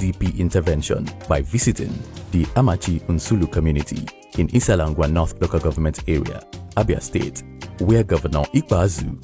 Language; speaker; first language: English; non-native, local second language; Igbo